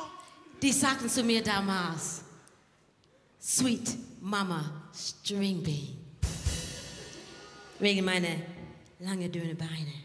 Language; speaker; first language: German; non-native, learner; English